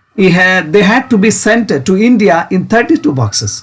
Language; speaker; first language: English; non-native, local second language; Kannada